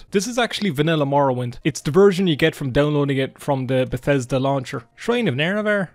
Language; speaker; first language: English; native; English